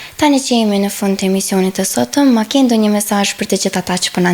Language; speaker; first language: Albanian; native; Albanian